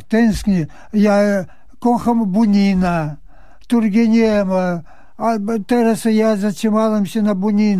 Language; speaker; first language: Polish; early bilingual, heritage; Polish